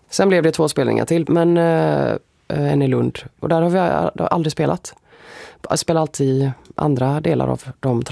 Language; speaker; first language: Swedish; native; Swedish